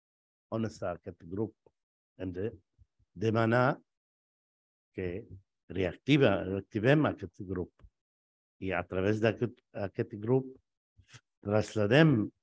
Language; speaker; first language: Catalan; non-native, fluent; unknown